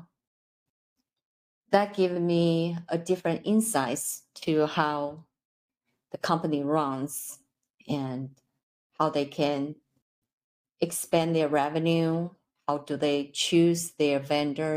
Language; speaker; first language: English; non-native, fluent; Chinese